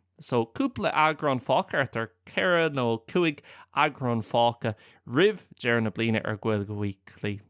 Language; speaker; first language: Irish; non-native, local second language; English